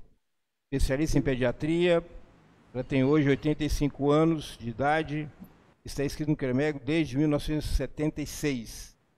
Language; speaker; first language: Portuguese; native; Portuguese